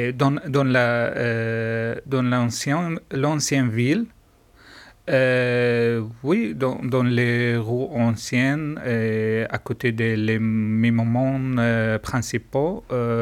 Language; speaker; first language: French; non-native, learner; Arabic